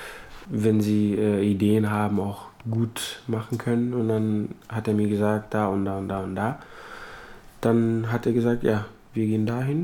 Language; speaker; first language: German; non-native, fluent; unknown